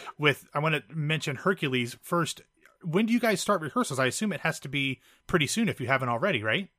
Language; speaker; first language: English; native; English